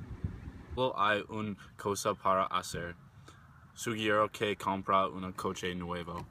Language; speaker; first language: Spanish; non-native, learner; English